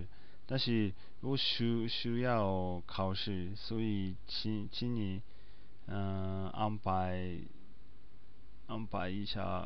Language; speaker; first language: Chinese; non-native, learner; Japanese